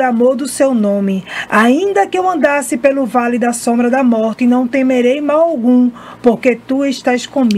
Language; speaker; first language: Portuguese; native; Portuguese